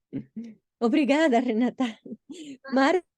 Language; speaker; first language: Portuguese; non-native, fluent; Spanish